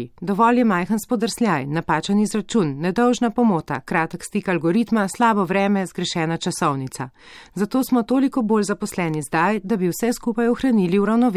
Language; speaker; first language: Slovenian; native; Slovenian